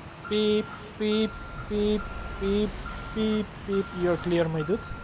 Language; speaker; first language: English; non-native, fluent; Macedonian